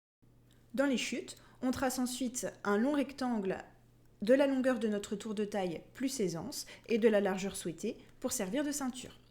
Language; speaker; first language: French; native; French